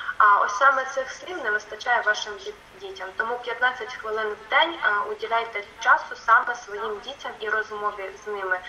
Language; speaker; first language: Ukrainian; non-native, local second language; Russian